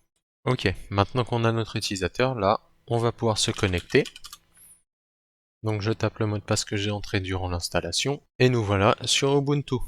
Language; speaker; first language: French; native; French